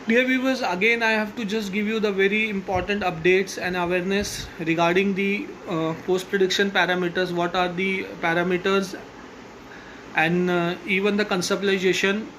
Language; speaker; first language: English; non-native, local second language; Marathi